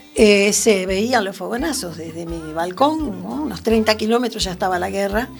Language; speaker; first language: Spanish; native; Spanish